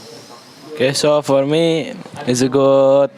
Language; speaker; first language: English; non-native, learner; Indonesian